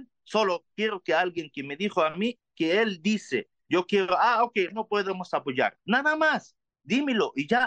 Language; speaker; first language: Spanish; non-native, learner; Arabic